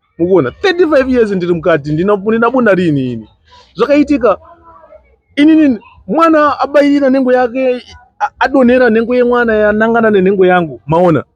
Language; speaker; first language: Shona; non-native, local second language; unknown